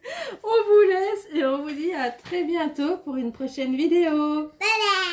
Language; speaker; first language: French; native; French